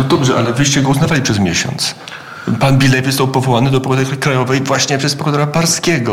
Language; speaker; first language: Polish; native; Polish